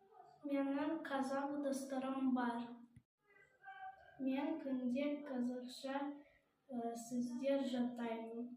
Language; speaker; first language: Kazakh; non-native, local second language; Russian